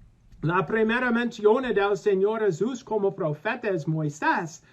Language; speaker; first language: Spanish; non-native, learner; English